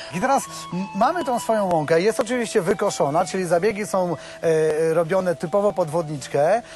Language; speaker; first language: Polish; native; Polish